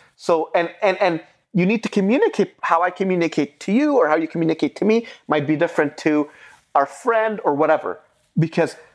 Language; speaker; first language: English; non-native, fluent; Arabic